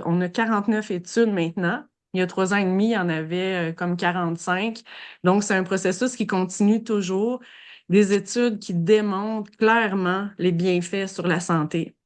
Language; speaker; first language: French; native; French